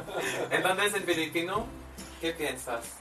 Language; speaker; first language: Spanish; non-native, fluent; Filipino